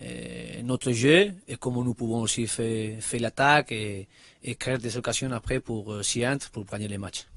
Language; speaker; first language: French; non-native, learner; Spanish